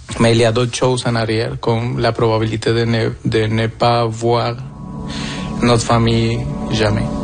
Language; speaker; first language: French; non-native, fluent; Spanish